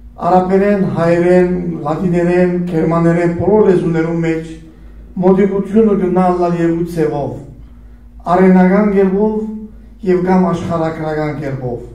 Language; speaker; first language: Armenian; early bilingual, heritage; Armenian